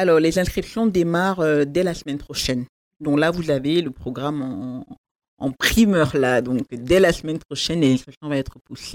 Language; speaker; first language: French; native; French